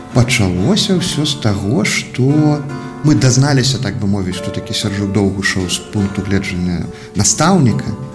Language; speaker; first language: Belarusian; native; Belarusian